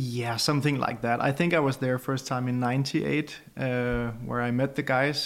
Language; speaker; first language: English; non-native, fluent; Danish